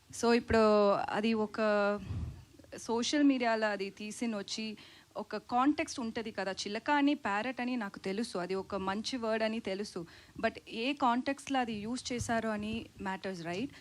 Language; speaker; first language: Telugu; non-native, learner; Tamil